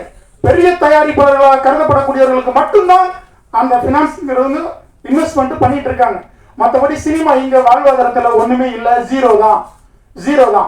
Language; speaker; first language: Tamil; native; Tamil